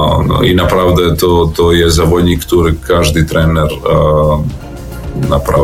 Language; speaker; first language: Polish; non-native, learner; Serbian